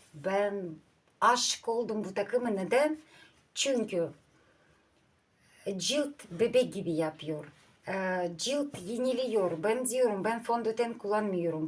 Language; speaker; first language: Turkish; non-native, learner; Russian